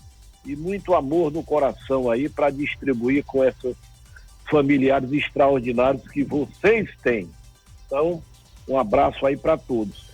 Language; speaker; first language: Portuguese; native; Portuguese